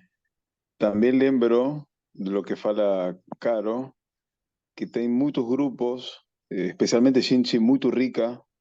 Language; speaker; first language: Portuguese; non-native, fluent; Spanish